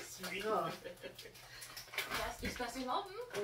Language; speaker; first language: German; non-native, learner; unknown